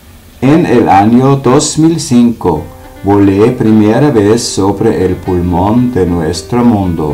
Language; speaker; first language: Spanish; non-native, learner; German